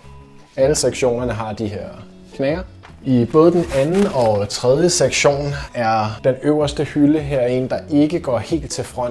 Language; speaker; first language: Danish; native; Danish